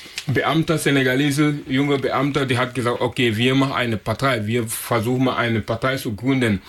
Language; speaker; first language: German; non-native, learner; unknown